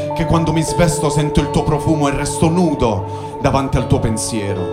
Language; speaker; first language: Italian; native; Italian